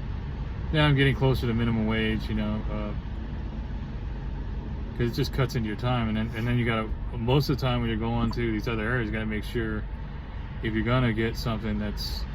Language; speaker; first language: English; native; English